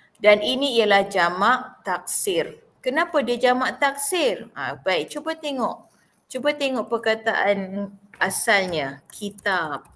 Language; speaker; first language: Malay; native; Malay